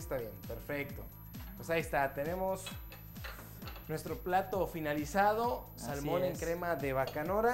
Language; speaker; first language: Spanish; native; Spanish